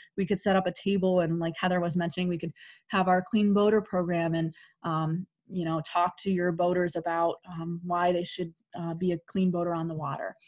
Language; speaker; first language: English; native; English